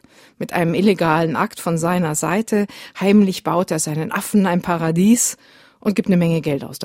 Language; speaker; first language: German; native; German